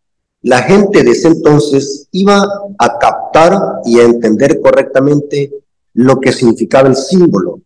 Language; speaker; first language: Spanish; native; Spanish